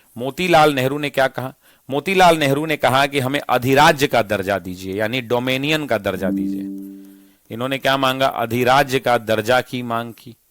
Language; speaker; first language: Hindi; native; Hindi